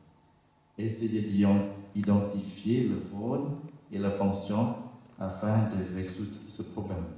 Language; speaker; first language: French; non-native, fluent; Thai